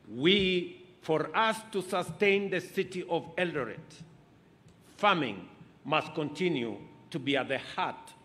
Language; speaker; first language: English; non-native, local second language; Kalenjin